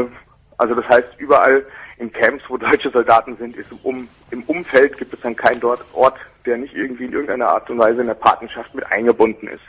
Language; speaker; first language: German; native; German